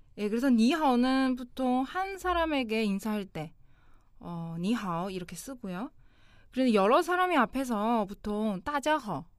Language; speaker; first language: Korean; non-native, local second language; Chinese